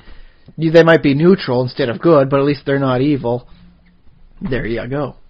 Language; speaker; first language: English; native; English